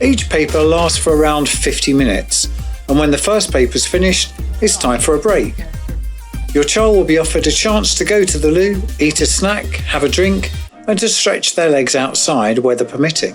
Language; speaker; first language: English; native; English